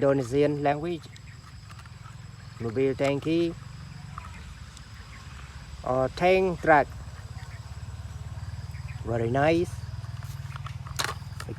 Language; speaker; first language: English; non-native, local second language; Indonesian